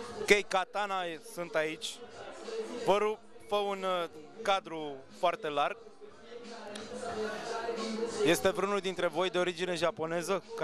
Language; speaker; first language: Romanian; native; Romanian